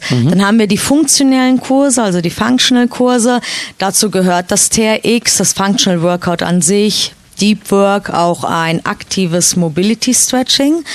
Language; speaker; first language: German; native; German